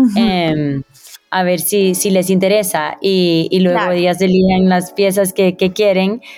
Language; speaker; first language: Spanish; early bilingual, heritage; Spanish